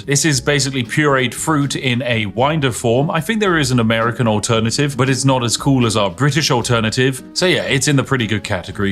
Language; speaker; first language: English; native; English